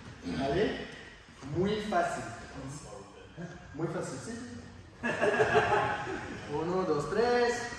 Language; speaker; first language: Spanish; non-native, learner; French